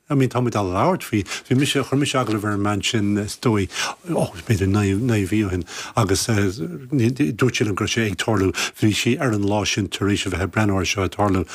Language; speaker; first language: Irish; native; Irish